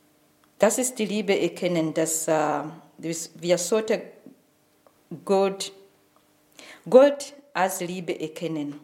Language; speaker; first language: German; non-native, learner; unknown